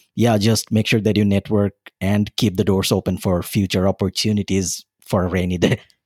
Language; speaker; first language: English; non-native, local second language; Bangla